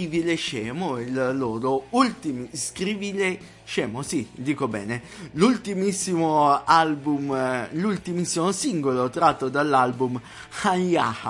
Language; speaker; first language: Italian; native; Italian